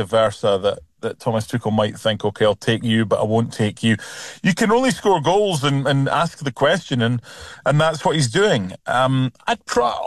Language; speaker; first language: English; native; English